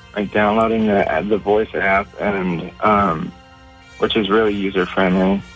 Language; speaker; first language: English; native; English